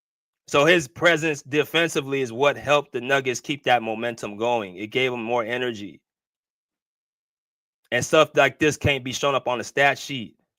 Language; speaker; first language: English; native; English